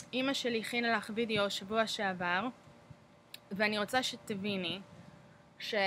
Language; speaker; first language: Hebrew; early bilingual, heritage; Hebrew